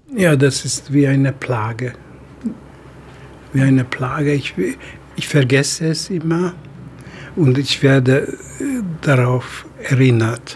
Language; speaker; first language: German; non-native, fluent; Hungarian